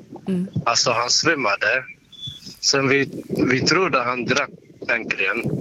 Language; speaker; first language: Swedish; non-native, local second language; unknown